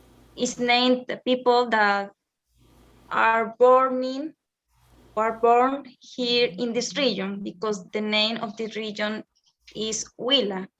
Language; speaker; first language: English; non-native, learner; Spanish